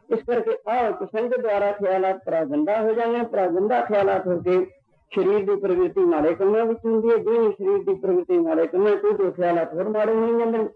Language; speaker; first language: Hindi; non-native, local second language; Punjabi